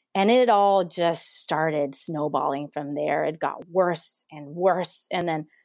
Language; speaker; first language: English; non-native, fluent; Spanish